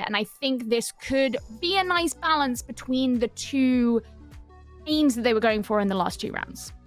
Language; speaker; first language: English; native; English